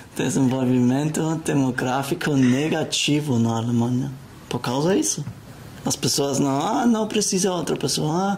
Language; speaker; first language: Portuguese; non-native, learner; German